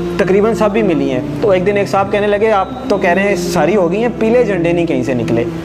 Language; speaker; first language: Urdu; non-native, local second language; Pashto